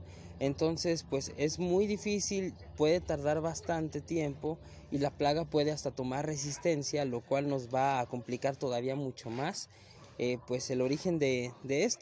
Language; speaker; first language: Spanish; native; Spanish